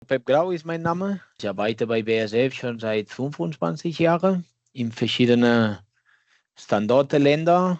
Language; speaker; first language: German; non-native, fluent; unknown